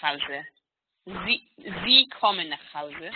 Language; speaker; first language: German; non-native, learner; Hebrew